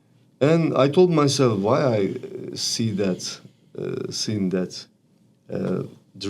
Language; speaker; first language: English; non-native, learner; Turkish